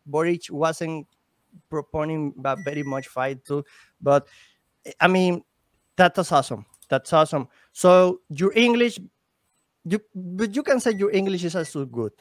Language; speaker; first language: English; non-native, learner; Spanish